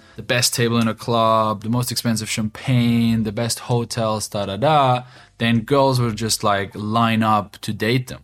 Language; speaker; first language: English; non-native, fluent; German